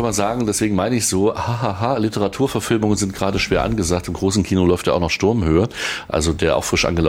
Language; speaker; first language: German; native; German